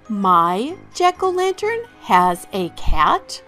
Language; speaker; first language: English; native; English